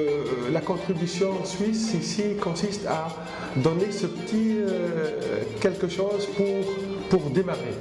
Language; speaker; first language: French; non-native, local second language; Arabic